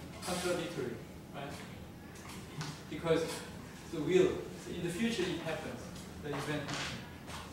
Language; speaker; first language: English; non-native, fluent; Korean